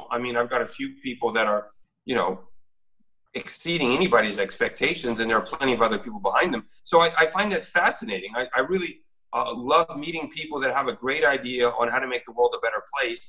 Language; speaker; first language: English; native; English